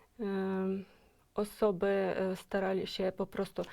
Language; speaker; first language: Polish; non-native, fluent; Ukrainian